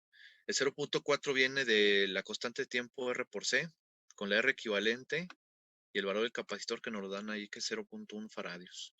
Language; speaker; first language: Spanish; native; Spanish